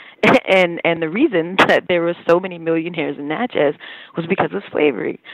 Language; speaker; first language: English; native; English